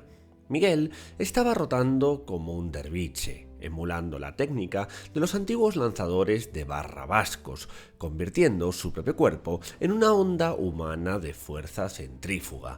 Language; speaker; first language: Spanish; native; Spanish